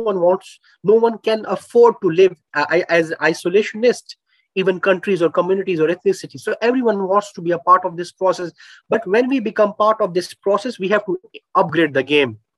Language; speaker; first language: English; non-native, local second language; Urdu